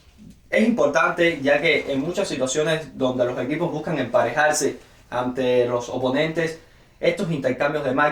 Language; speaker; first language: Spanish; native; Spanish